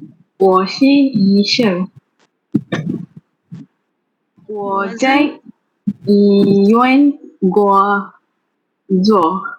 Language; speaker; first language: Chinese; non-native, learner; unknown